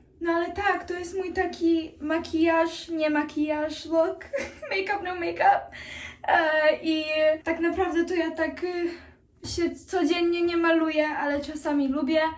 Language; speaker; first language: Polish; early bilingual, heritage; Polish